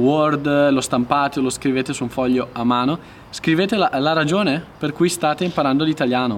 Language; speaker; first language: Italian; native; Italian